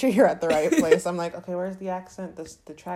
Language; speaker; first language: English; native; English